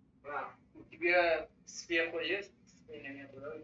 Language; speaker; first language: Russian; non-native, learner; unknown